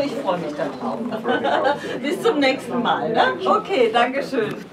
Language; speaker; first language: German; native; German